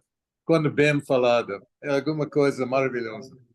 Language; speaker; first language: Portuguese; non-native, fluent; English